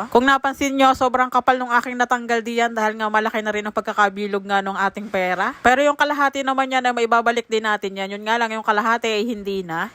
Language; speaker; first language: Filipino; native; Filipino